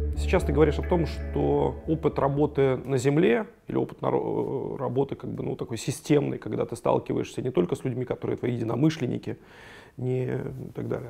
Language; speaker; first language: Russian; native; Russian